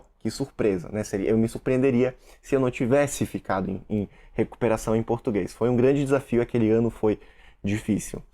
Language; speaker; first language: Portuguese; early bilingual, other home language; Russian